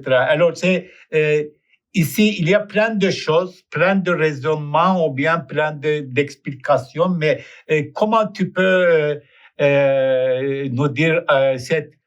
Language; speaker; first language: French; non-native, fluent; Turkish